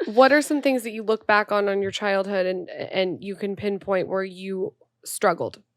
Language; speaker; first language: English; native; English